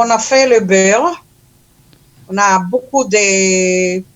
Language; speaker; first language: French; non-native, learner; Hebrew